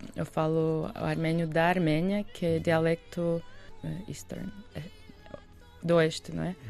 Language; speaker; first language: Portuguese; non-native, fluent; Russian